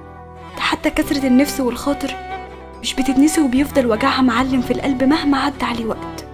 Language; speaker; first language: Arabic; native; Arabic